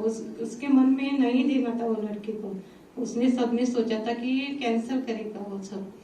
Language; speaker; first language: Hindi; non-native, local second language; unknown